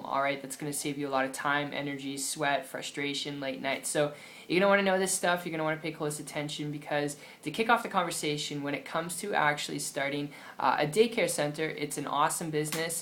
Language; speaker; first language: English; native; English